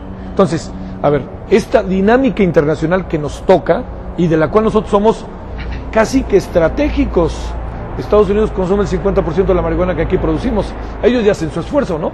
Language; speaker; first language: Spanish; native; Spanish